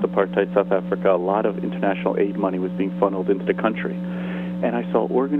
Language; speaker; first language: English; native; English